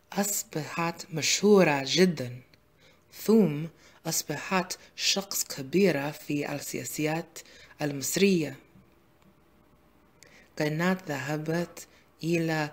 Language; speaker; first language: Arabic; non-native, learner; English